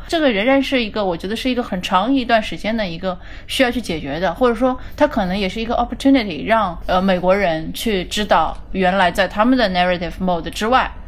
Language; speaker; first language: Chinese; native; Chinese